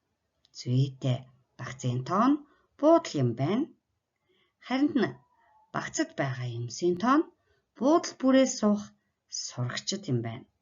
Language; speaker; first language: Mongolian; native; Mongolian